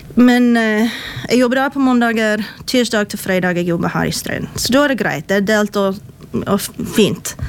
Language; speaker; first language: Norwegian; non-native, fluent; English